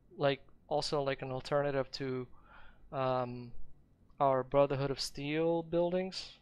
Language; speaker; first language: English; non-native, fluent; Ukrainian